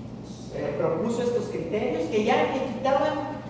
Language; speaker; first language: Spanish; native; Spanish